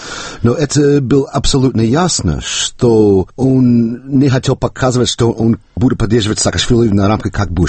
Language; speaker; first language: Russian; non-native, fluent; English